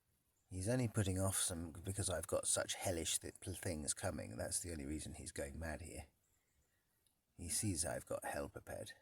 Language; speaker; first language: English; native; English